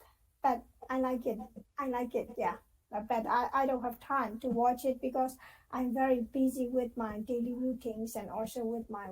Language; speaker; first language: English; non-native, fluent; Burmese